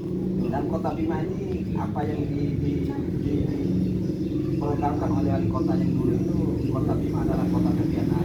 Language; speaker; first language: Indonesian; non-native, local second language; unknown